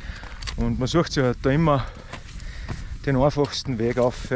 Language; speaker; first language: German; native; German